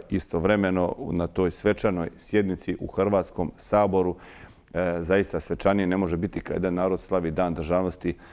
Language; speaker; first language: Croatian; native; Croatian